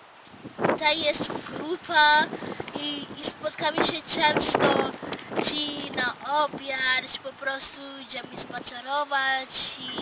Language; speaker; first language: Polish; non-native, fluent; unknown